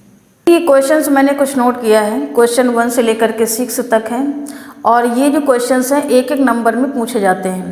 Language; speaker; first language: Hindi; native; Hindi